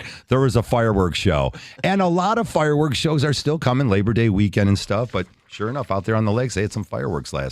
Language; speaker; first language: English; native; English